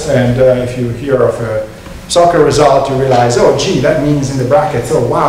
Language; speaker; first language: English; non-native, fluent; Italian